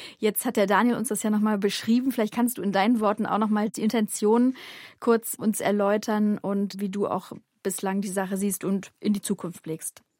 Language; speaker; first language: German; native; German